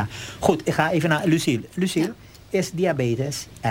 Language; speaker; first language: Dutch; native; Dutch